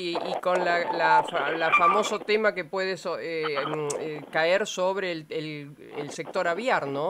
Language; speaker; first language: Spanish; native; Spanish